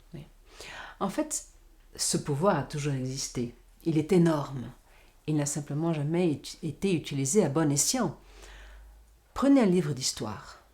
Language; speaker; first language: French; non-native, fluent; Portuguese